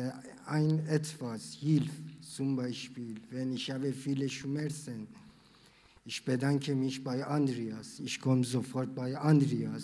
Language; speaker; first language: German; non-native, learner; Persian